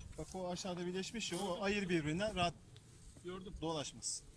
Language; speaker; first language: Turkish; native; Turkish